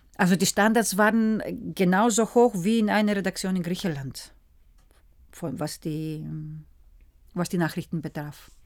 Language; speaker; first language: German; early bilingual, other home language; Greek